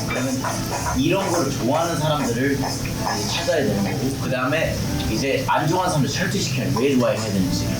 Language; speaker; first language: Korean; early bilingual, heritage; Korean